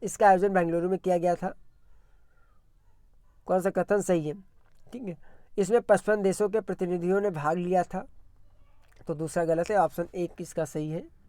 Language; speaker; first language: Hindi; native; Hindi